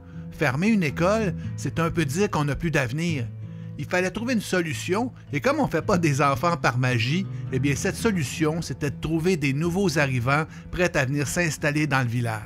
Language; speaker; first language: French; native; French